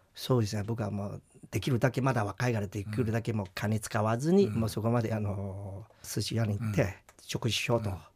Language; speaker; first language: Japanese; non-native, fluent; Chinese